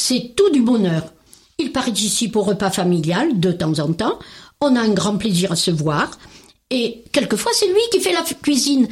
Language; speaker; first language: French; native; French